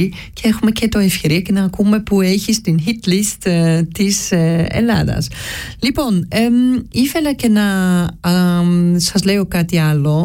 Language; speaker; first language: Greek; early bilingual, heritage; Greek